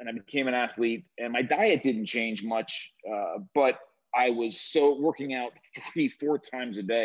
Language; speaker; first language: English; native; English